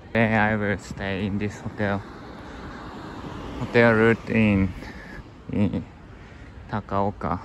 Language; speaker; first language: English; non-native, learner; Japanese